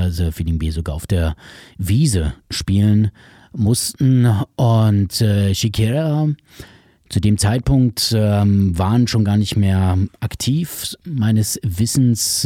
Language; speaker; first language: German; native; German